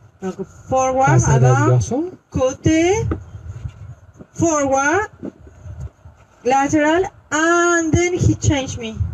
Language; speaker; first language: English; non-native, learner; French